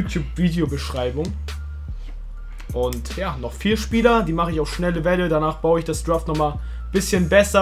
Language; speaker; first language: German; early bilingual, other home language; Turkish